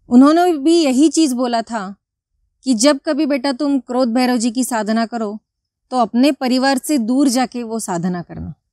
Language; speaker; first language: Hindi; non-native, local second language; Marathi